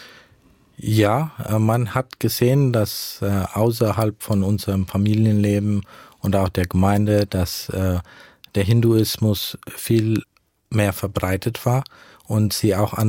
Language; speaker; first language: German; early bilingual, heritage; German